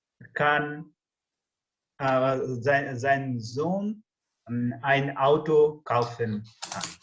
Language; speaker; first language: German; non-native, learner; English